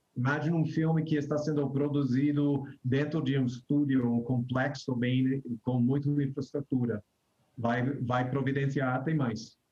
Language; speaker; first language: Portuguese; non-native, fluent; English